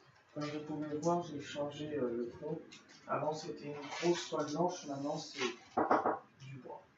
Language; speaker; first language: French; native; French